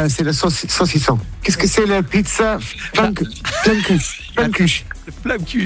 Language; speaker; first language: French; non-native, learner; English